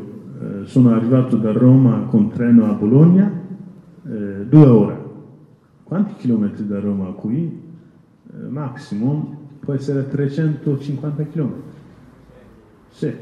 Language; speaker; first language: Italian; non-native, learner; Kurdish